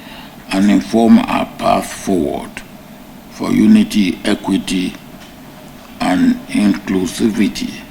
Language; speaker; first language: English; non-native, local second language; Yoruba